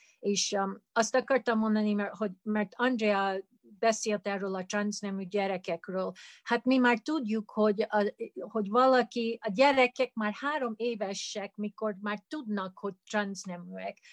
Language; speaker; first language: Hungarian; early bilingual, heritage; Hungarian